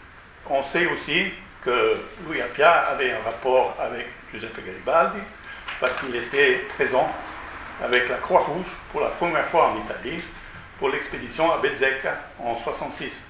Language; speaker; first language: French; non-native, fluent; Italian